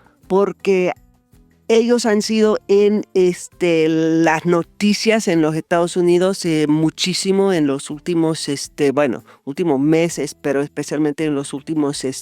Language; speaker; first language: Spanish; non-native, fluent; English